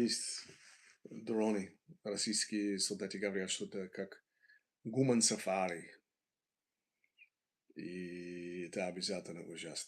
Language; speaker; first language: Russian; non-native, learner; English